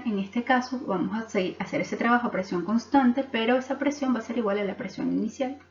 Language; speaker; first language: Spanish; native; Spanish